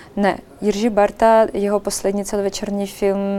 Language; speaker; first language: Czech; non-native, fluent; Russian